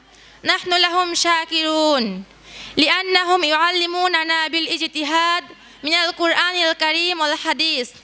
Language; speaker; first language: Arabic; non-native, learner; Bangla